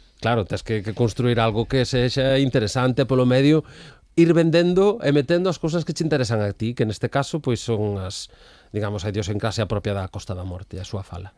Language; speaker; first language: Galician; native; Galician